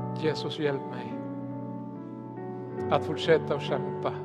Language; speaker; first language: Swedish; non-native, fluent; Spanish